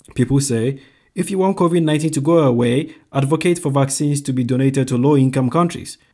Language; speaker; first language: English; non-native, local second language; Akan